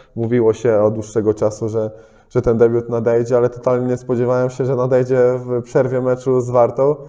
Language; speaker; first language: Polish; native; Polish